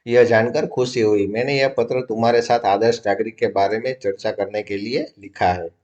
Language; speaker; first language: Hindi; non-native, local second language; Gujarati